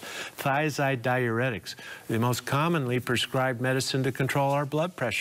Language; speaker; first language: English; native; English